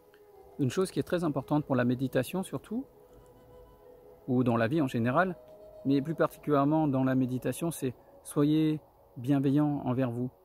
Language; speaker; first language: French; native; French